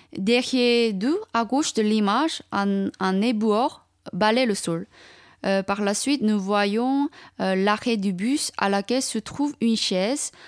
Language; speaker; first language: French; non-native, fluent; Chinese